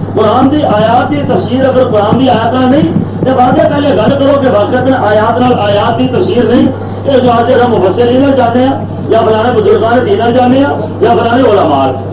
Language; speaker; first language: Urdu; non-native, local second language; Punjabi